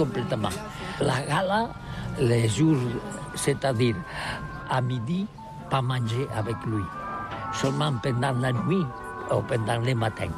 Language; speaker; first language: French; non-native, learner; Catalan